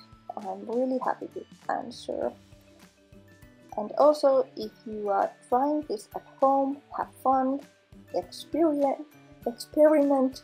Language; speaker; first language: English; non-native, fluent; Finnish